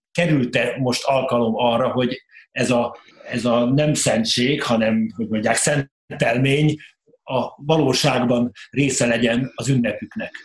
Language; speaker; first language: Hungarian; native; Hungarian